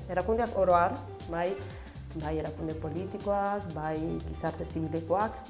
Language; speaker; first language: Basque; non-native, fluent; Spanish